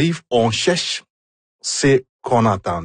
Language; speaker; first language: French; non-native, fluent; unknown